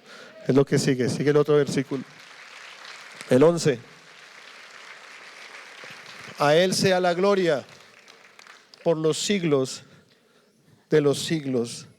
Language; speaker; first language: Spanish; native; Spanish